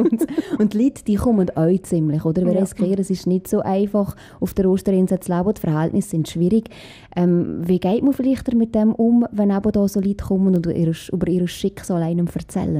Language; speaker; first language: German; native; German